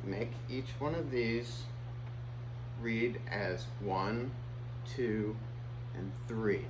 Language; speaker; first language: English; native; English